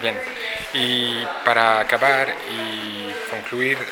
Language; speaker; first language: Spanish; non-native, fluent; French